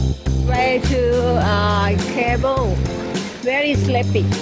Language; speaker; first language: English; non-native, learner; Thai